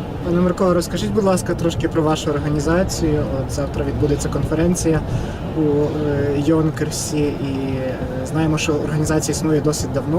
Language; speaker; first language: Ukrainian; native; Ukrainian